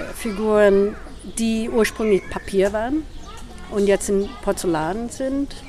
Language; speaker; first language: German; non-native, fluent; English